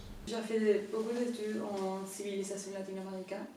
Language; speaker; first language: French; non-native, fluent; Spanish